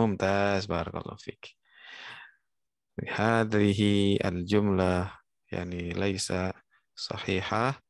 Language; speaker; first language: Arabic; non-native, fluent; Indonesian